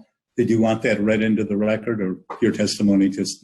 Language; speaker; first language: English; native; English